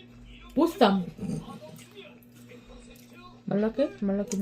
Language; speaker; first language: Filipino; non-native, learner; Korean